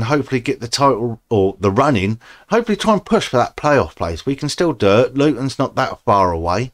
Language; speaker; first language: English; native; English